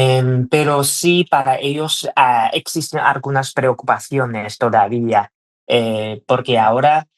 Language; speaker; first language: Spanish; non-native, fluent; Chinese